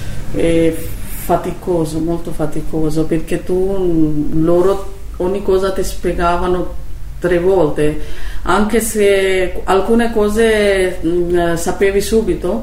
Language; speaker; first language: Italian; non-native, learner; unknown